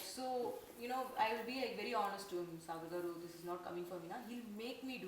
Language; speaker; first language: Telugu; non-native, learner; Tamil